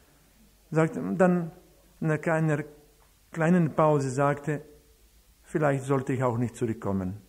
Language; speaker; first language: German; non-native, fluent; Croatian